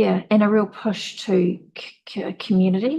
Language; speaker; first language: English; native; English